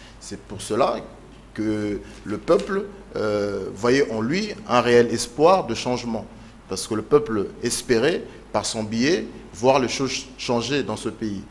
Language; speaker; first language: French; non-native, local second language; Lingala